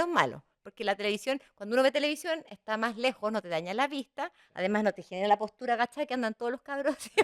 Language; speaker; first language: Spanish; native; Spanish